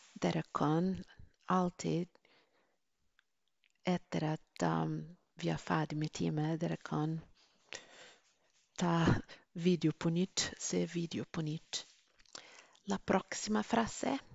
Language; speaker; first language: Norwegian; non-native, fluent; Spanish